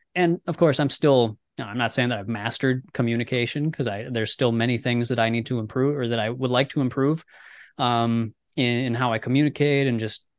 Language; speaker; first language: English; native; English